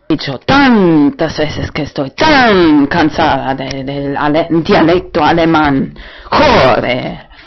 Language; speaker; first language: Spanish; non-native, fluent; German